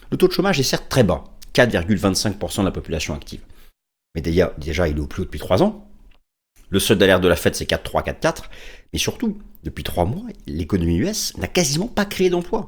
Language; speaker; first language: French; native; French